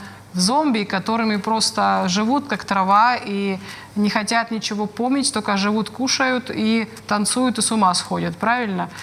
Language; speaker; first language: Russian; native; Russian